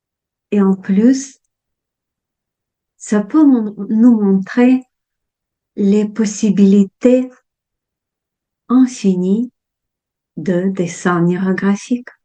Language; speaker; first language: French; non-native, fluent; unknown